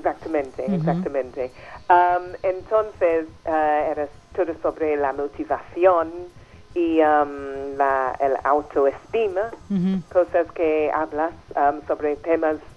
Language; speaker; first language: Spanish; non-native, fluent; English